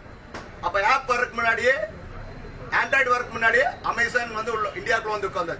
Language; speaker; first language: Tamil; native; Tamil